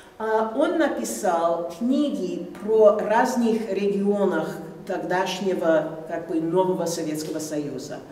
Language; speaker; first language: Russian; non-native, fluent; English